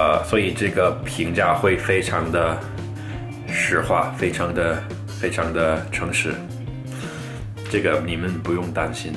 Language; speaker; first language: Chinese; non-native, fluent; English